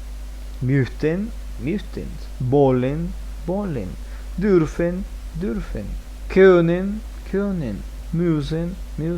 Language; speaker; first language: German; non-native, fluent; Spanish